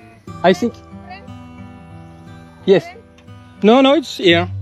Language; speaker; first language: English; non-native, learner; French